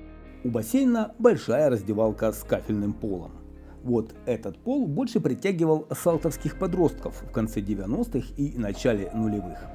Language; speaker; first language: Russian; native; Russian